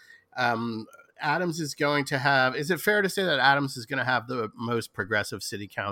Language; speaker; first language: English; native; English